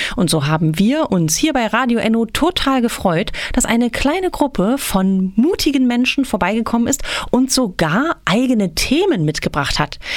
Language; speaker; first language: German; native; German